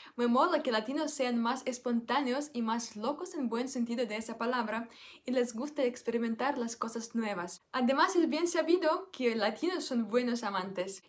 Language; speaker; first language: Spanish; non-native, fluent; Russian